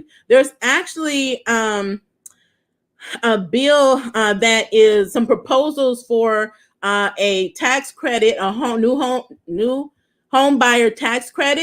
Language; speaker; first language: English; native; English